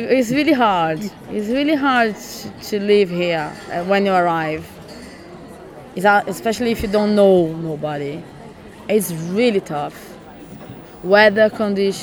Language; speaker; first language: English; non-native, fluent; Portuguese